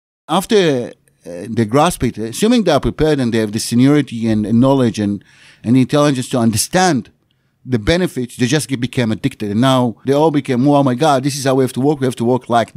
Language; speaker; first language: English; non-native, fluent; Hebrew